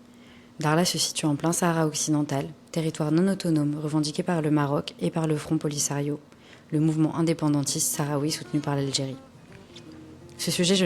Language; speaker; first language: French; native; French